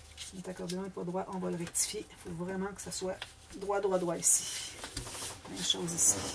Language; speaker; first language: French; native; French